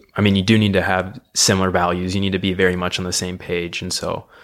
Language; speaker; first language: English; native; English